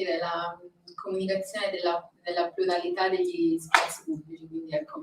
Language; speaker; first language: Italian; native; Italian